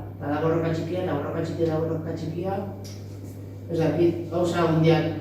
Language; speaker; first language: Basque; non-native, local second language; Spanish